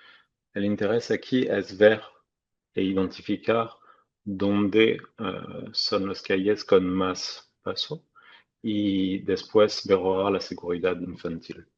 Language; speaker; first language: Spanish; non-native, fluent; French